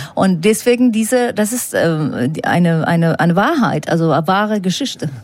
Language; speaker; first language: German; non-native, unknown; Persian